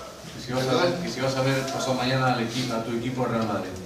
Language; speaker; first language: Spanish; non-native, fluent; Arabic